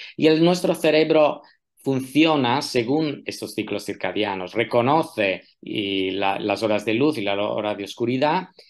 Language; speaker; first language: Spanish; non-native, fluent; Italian